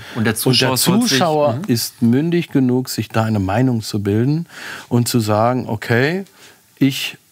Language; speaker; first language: German; native; German